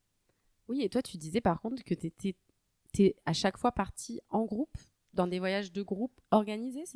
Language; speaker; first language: French; native; French